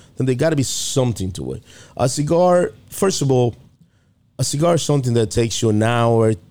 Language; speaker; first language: English; non-native, fluent; Spanish